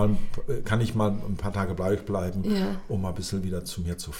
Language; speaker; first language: German; native; German